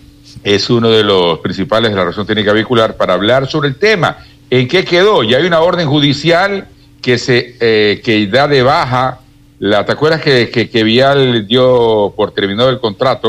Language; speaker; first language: Spanish; native; Spanish